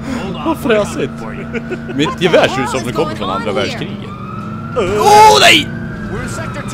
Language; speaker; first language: Swedish; native; Swedish